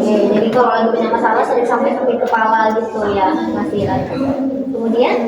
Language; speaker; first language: Indonesian; native; Indonesian